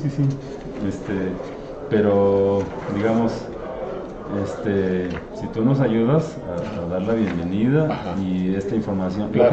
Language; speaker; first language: Spanish; native; Spanish